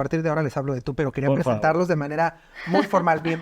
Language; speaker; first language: Spanish; native; Spanish